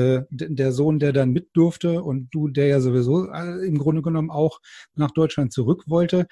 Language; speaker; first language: German; native; German